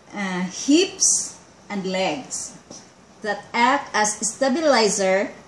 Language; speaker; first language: English; non-native, local second language; Cebuano